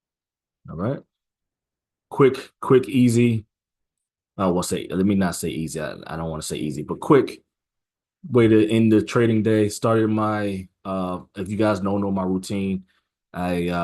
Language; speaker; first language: English; native; English